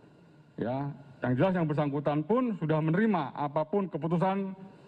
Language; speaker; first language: Indonesian; native; Indonesian